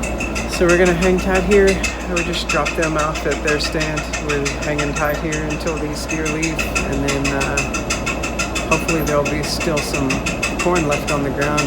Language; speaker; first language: English; native; English